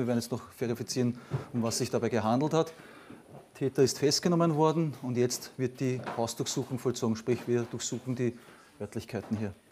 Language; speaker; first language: German; native; German